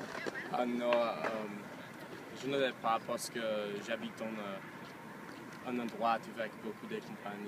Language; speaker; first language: French; non-native, learner; English